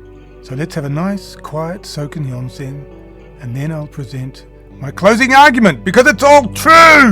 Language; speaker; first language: English; native; English